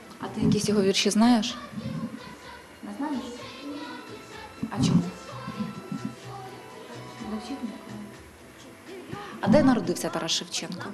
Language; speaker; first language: Ukrainian; native; Ukrainian